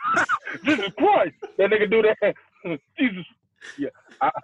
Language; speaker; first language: English; native; English